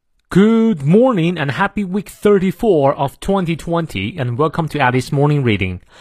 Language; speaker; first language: English; non-native, fluent; Chinese